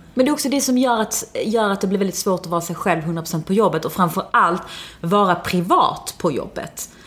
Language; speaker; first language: Swedish; early bilingual, other home language; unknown